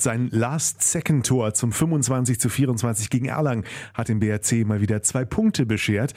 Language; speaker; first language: German; native; German